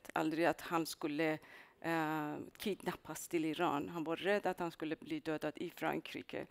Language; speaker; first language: Swedish; non-native, fluent; Persian